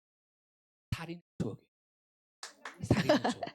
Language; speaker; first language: Korean; non-native, local second language; Chinese